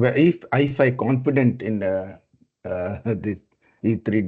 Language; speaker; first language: English; non-native, learner; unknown